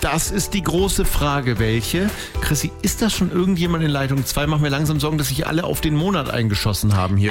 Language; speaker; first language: German; native; German